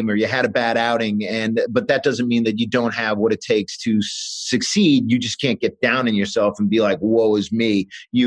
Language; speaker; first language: English; native; English